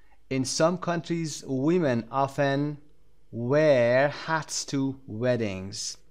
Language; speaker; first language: English; non-native, fluent; Persian